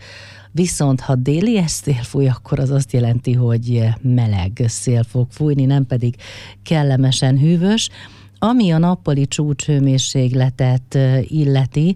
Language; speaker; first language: Hungarian; native; Hungarian